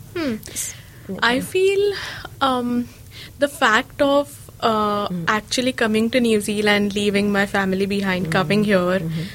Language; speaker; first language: English; non-native, local second language; Marathi